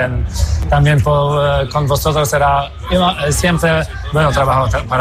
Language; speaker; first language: Spanish; non-native, fluent; Polish